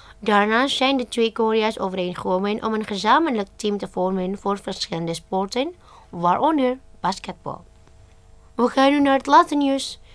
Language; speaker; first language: Dutch; non-native, fluent; Indonesian